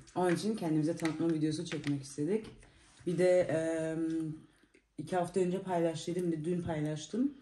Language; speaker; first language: Turkish; early bilingual, heritage; Turkish